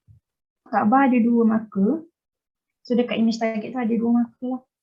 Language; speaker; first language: Malay; native; Malay